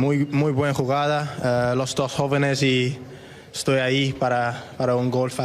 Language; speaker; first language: Spanish; non-native, learner; English